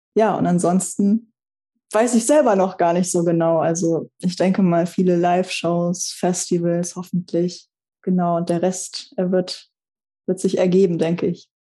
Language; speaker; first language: German; early bilingual, other home language; Russian